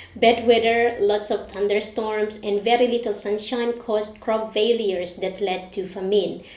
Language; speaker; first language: English; non-native, fluent; Indonesian